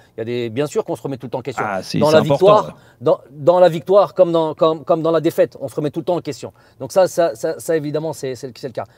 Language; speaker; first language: French; native; French